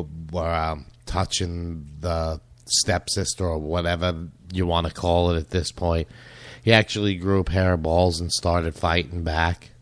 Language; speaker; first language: English; native; English